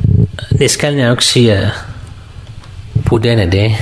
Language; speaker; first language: Danish; non-native, learner; Kurdish